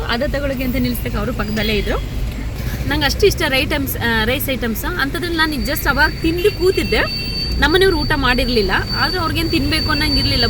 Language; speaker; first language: Kannada; native; Kannada